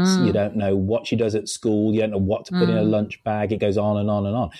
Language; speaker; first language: English; native; English